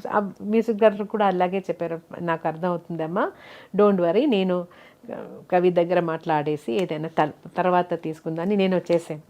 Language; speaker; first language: Telugu; non-native, fluent; Malayalam